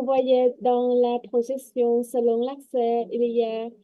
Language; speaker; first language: French; non-native, learner; Vietnamese